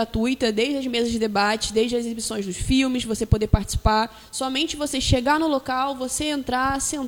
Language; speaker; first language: Portuguese; native; Portuguese